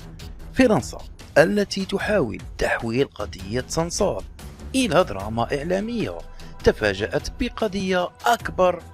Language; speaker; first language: Arabic; native; Arabic